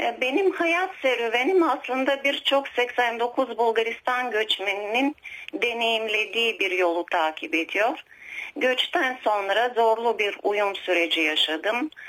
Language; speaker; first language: Turkish; early bilingual, heritage; Turkish